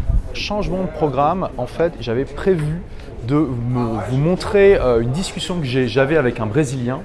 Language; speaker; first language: French; native; French